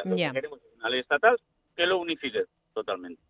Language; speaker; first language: Spanish; native; Spanish